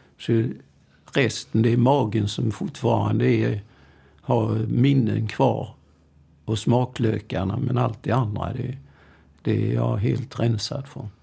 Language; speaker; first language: Swedish; early bilingual, other home language; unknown